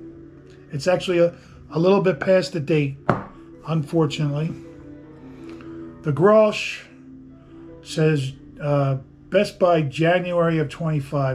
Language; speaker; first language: English; native; English